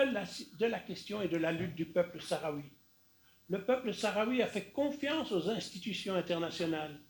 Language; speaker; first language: French; native; French